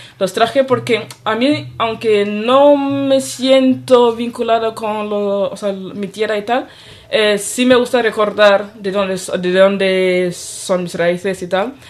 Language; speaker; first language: Spanish; early bilingual, other home language; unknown